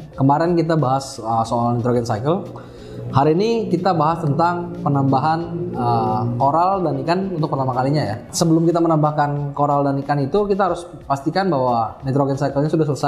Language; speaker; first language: Indonesian; native; Indonesian